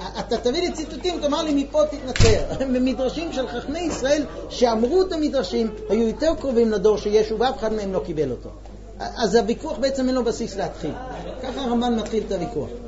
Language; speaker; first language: Hebrew; non-native, fluent; English